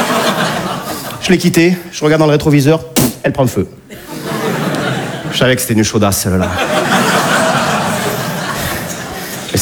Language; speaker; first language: French; native; French